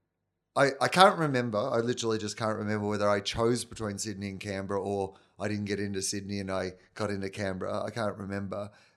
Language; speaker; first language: English; native; English